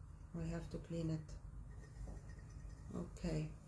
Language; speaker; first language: English; non-native, fluent; Arabic